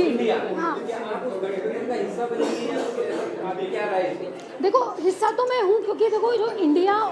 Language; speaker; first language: Hindi; native; Hindi